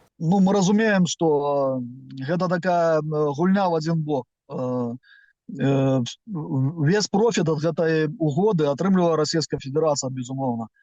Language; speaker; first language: Belarusian; non-native, local second language; Russian